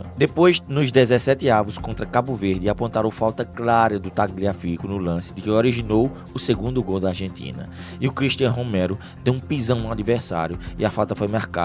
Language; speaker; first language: Portuguese; native; Portuguese